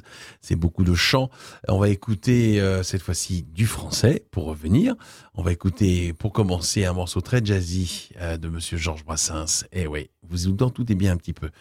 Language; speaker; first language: French; native; French